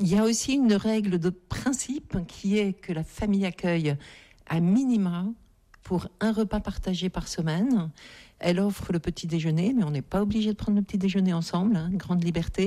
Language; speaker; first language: French; native; French